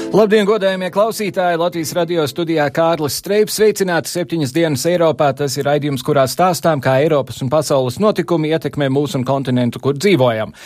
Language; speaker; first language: Latvian; early bilingual, heritage; Latvian